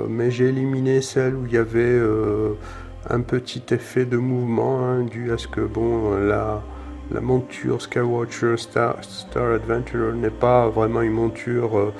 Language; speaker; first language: French; native; French